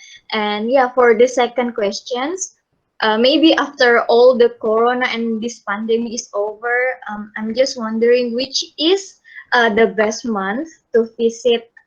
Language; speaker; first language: English; non-native, fluent; Indonesian